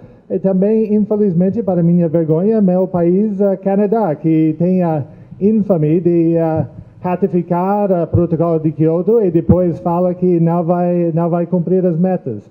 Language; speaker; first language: Portuguese; non-native, fluent; English